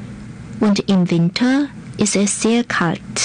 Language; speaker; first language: German; non-native, fluent; Chinese